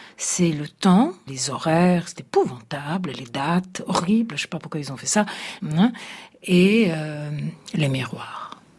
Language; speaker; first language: French; early bilingual, other home language; Italian